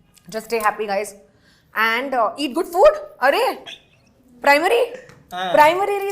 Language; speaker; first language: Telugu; non-native, learner; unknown